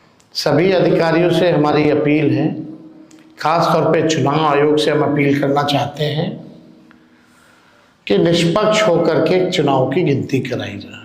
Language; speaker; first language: Hindi; native; Hindi